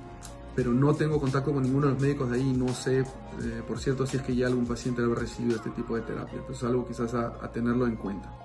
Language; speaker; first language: Spanish; native; Spanish